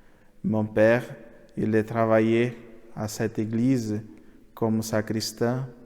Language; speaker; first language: French; non-native, learner; Portuguese